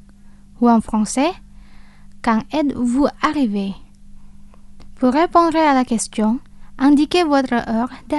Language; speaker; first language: French; non-native, fluent; Indonesian